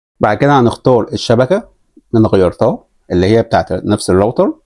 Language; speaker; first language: Arabic; native; Arabic